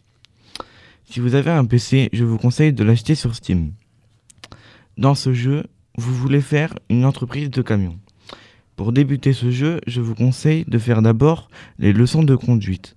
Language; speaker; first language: French; native; French